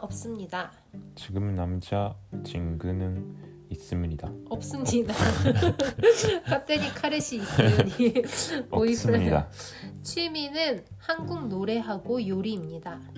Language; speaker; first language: Korean; non-native, learner; Japanese